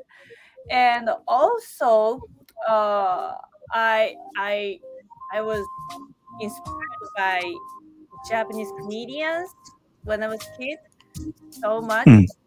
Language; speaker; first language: English; non-native, fluent; Japanese